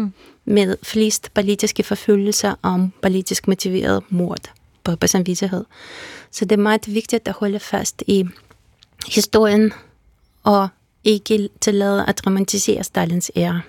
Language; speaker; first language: Danish; non-native, fluent; Russian